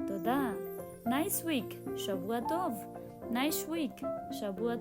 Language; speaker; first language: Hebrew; non-native, learner; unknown